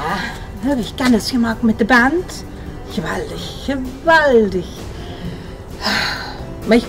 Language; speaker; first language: Dutch; native; Dutch